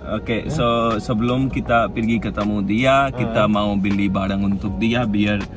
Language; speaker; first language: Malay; non-native, learner; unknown